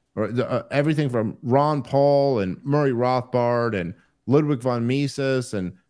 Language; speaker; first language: English; native; English